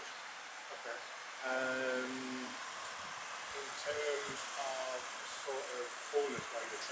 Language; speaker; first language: English; native; English